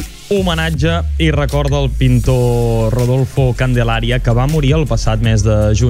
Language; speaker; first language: Catalan; native; Catalan